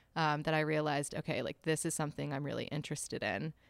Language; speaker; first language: English; native; English